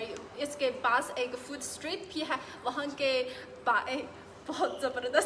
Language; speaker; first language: Hindi; non-native, fluent; Chinese